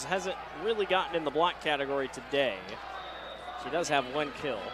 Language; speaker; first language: English; native; English